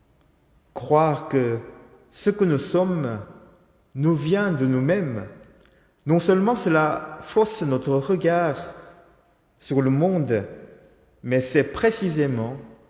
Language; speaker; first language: French; non-native, fluent; Korean